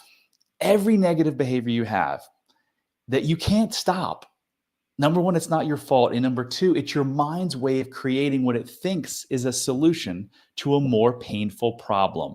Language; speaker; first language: English; native; English